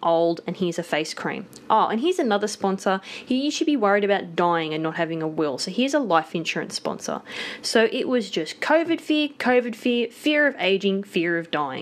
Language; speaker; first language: English; native; English